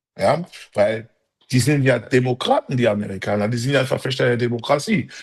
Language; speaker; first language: German; early bilingual, other home language; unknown